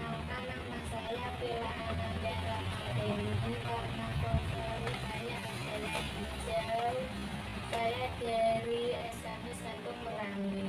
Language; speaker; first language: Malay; non-native, local second language; Javanese